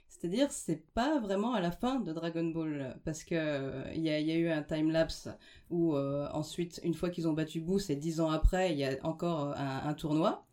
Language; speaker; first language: French; native; French